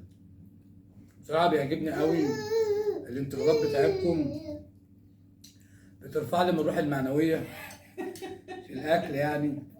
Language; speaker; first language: Arabic; native; Arabic